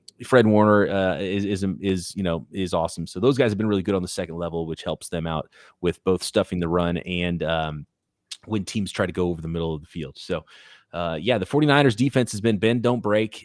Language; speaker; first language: English; native; English